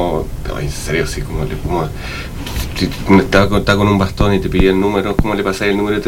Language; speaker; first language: Spanish; native; Spanish